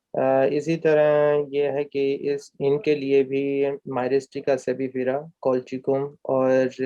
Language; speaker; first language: Urdu; native; Urdu